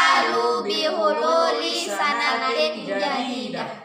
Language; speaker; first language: Arabic; non-native, learner; Indonesian